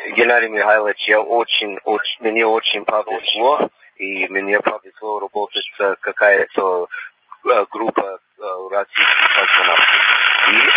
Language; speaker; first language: Russian; non-native, learner; English